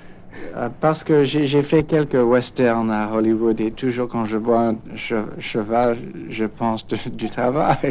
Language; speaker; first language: French; non-native, fluent; English